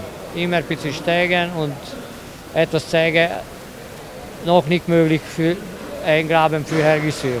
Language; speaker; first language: German; non-native, learner; Hungarian